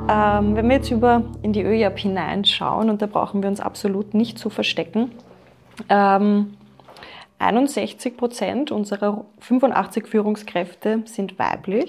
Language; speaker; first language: German; native; German